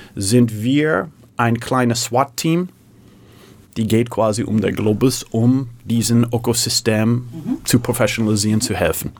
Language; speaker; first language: German; non-native, fluent; English